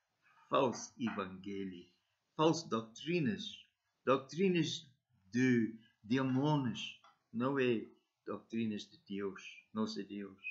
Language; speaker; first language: Portuguese; non-native, learner; English